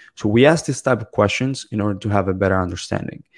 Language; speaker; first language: English; non-native, fluent; Spanish